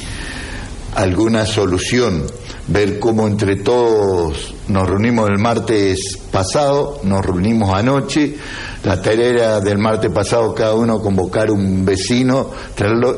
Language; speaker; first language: Spanish; native; Spanish